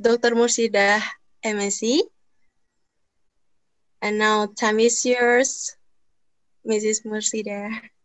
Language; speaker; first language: English; non-native, learner; Indonesian